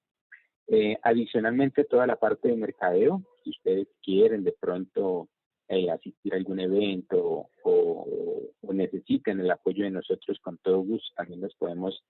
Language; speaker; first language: Spanish; native; Spanish